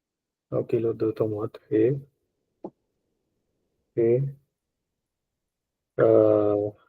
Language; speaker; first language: French; non-native, learner; Punjabi